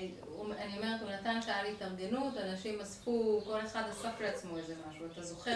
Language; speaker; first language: Hebrew; native; Hebrew